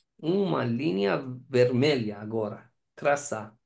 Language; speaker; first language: Portuguese; non-native, learner; Persian